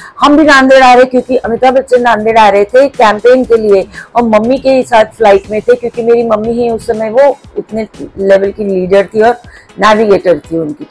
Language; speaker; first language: Hindi; non-native, local second language; Marathi